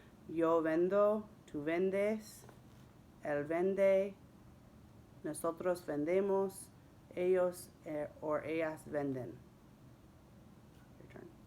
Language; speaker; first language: Spanish; non-native, fluent; English